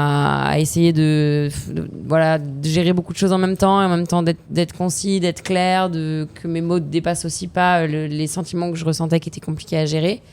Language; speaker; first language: French; native; French